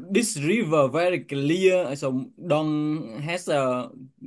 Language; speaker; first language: English; non-native, learner; Vietnamese